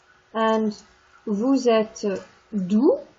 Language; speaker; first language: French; non-native, fluent; English